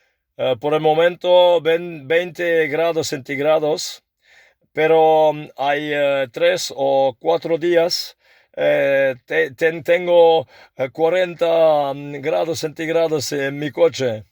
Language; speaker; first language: Spanish; non-native, learner; French